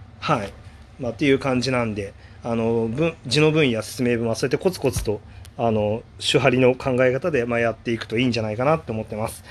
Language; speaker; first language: Japanese; native; Japanese